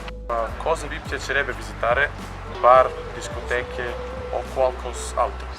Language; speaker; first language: Italian; non-native, learner; Serbian